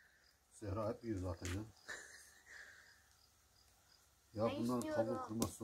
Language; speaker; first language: Turkish; native; Turkish